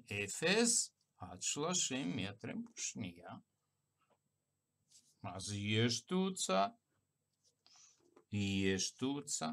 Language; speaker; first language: Hebrew; non-native, fluent; Russian